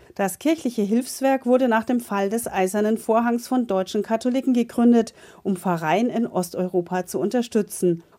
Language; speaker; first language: German; non-native, fluent; Ukrainian